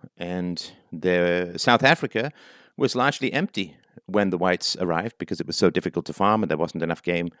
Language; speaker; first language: English; native; English